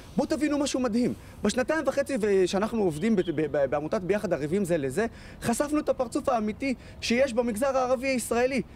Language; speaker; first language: Hebrew; non-native, local second language; Arabic